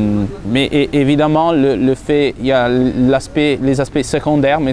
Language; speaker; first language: French; non-native, fluent; Italian